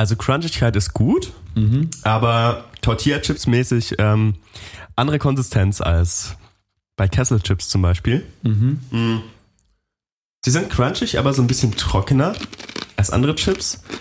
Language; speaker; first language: German; native; German